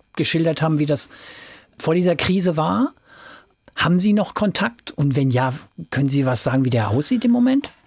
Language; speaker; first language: German; native; German